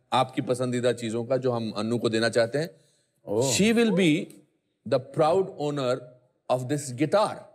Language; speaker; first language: Hindi; native; Hindi